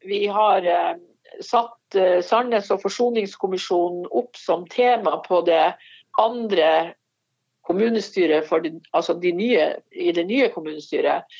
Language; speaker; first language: Norwegian; native; Norwegian